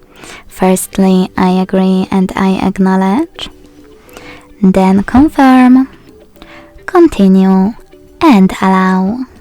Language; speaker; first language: English; non-native, fluent; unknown